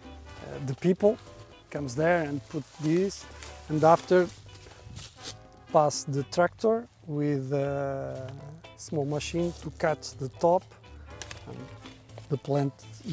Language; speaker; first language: English; non-native, learner; Portuguese